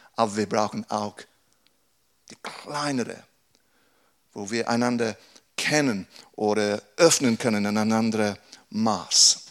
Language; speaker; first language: German; non-native, fluent; English